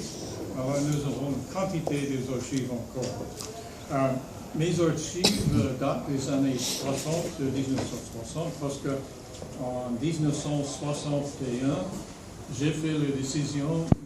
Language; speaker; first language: French; non-native, fluent; English